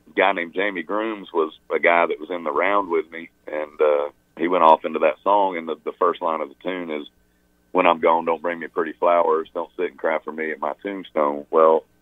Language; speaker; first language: English; native; English